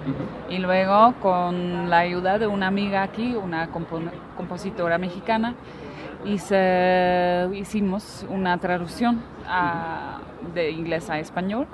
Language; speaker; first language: Spanish; non-native, fluent; Dutch